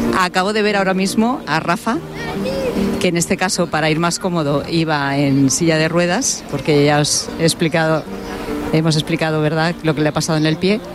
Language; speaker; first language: Spanish; native; Spanish